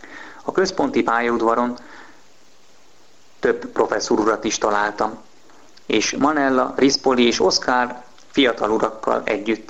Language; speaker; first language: Hungarian; native; Hungarian